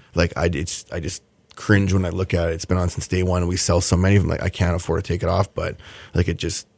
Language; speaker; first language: English; native; English